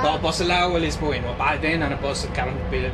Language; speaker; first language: Arabic; non-native, learner; English